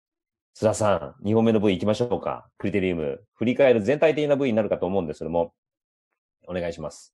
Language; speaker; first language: Japanese; native; Japanese